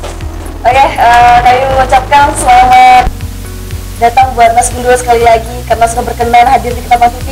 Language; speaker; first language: Indonesian; native; Indonesian